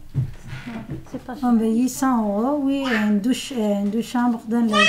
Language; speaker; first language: French; non-native, learner; Somali